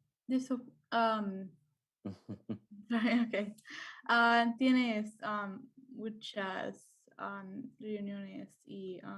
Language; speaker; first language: Spanish; non-native, learner; English